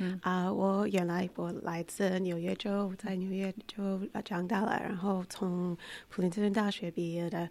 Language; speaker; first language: Chinese; non-native, fluent; English